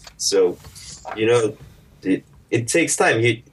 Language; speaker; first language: English; early bilingual, other home language; Russian